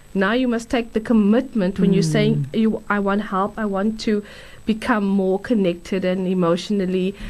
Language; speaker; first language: English; native; English